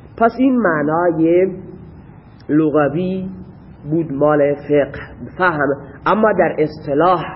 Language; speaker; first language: Persian; non-native, local second language; Baluchi